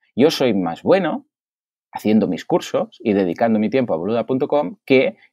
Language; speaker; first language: Spanish; native; Spanish